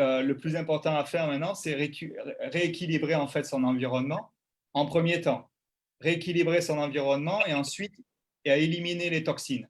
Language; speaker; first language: French; native; French